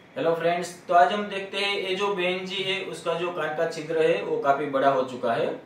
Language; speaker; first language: Hindi; non-native, local second language; Gujarati